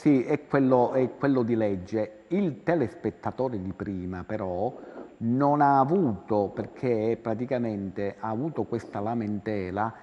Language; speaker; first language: Italian; native; Italian